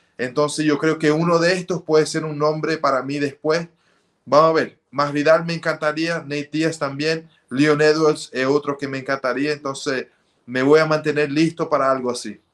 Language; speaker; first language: Spanish; early bilingual, heritage; Spanish